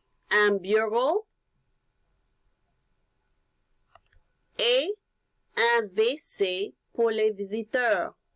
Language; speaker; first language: French; non-native, learner; English